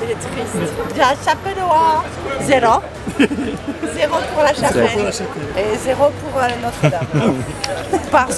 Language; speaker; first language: French; native; French